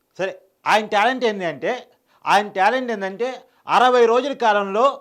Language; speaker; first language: Telugu; native; Telugu